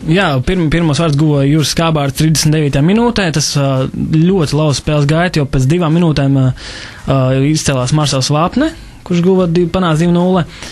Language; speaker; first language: Latvian; native; Latvian